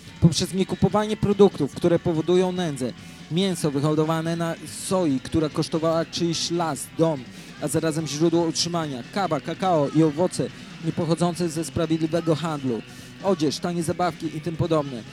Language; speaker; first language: Polish; native; Polish